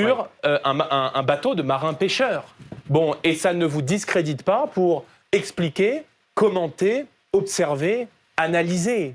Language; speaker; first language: French; native; French